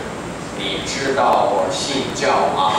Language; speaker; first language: Chinese; non-native, fluent; English